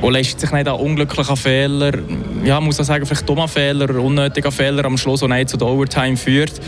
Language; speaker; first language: German; native; German